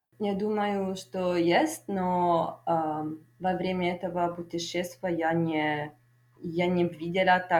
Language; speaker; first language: Russian; non-native, fluent; Italian